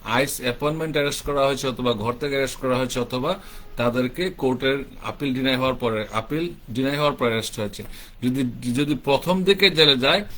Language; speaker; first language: Bangla; native; Bangla